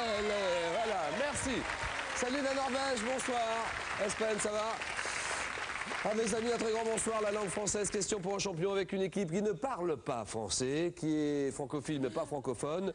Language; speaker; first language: French; native; French